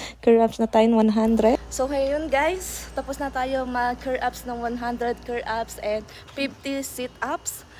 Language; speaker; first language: Filipino; non-native, local second language; Cebuano